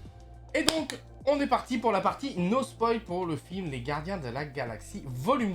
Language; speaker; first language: French; native; French